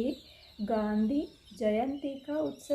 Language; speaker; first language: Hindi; non-native, fluent; Sinhala